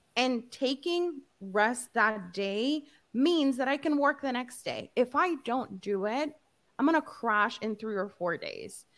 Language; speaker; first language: English; early bilingual, other home language; Spanish